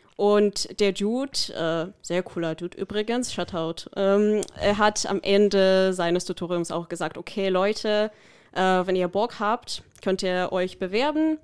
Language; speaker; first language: German; non-native, fluent; Korean